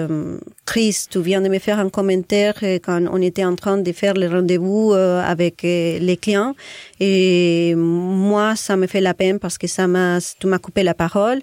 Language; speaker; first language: French; non-native, fluent; Spanish